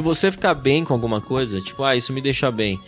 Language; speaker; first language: Portuguese; native; Portuguese